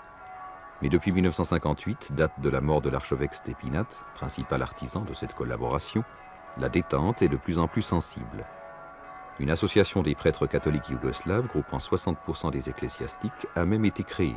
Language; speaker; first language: French; native; French